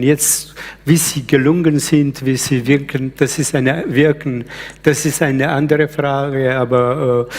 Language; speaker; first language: German; early bilingual, other home language; Slovenian